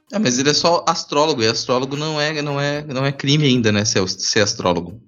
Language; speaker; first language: Portuguese; native; Portuguese